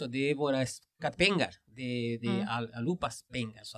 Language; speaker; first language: Swedish; non-native, fluent; Spanish